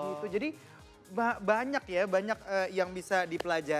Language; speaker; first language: Indonesian; native; Indonesian